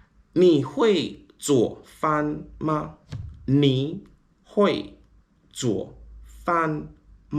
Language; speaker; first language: Chinese; non-native, learner; English